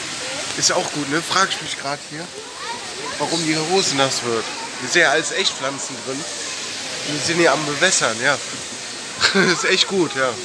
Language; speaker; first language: German; native; German